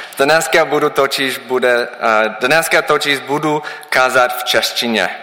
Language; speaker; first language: Czech; non-native, learner; English